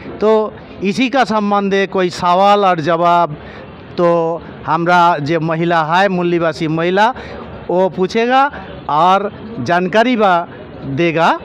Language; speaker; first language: Hindi; non-native, local second language; Bangla